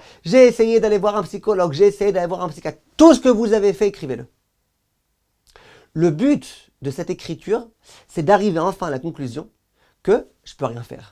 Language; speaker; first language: French; native; French